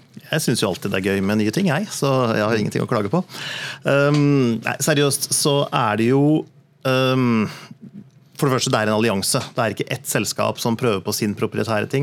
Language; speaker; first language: Norwegian; native; Norwegian